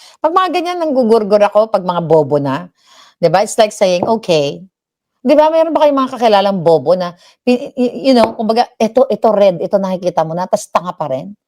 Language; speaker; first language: Filipino; non-native, local second language; Hiligaynon